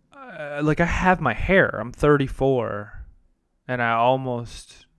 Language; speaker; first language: English; native; English